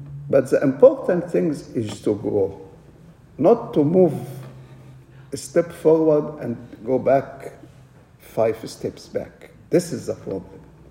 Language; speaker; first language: English; non-native, fluent; Arabic